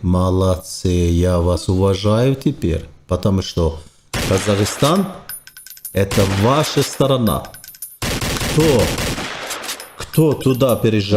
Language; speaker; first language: Russian; non-native, fluent; Turkish